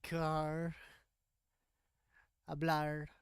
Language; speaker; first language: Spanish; non-native, learner; English